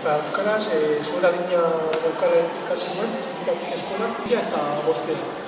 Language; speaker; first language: Basque; early bilingual, other home language; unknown